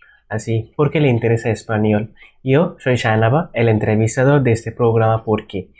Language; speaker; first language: Spanish; non-native, learner; Bangla